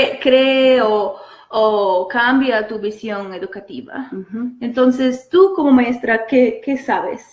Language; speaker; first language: Spanish; non-native, fluent; English